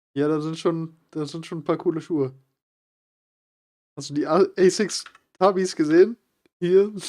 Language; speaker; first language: German; native; German